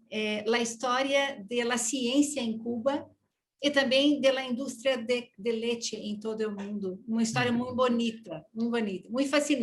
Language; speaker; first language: Spanish; non-native, learner; Portuguese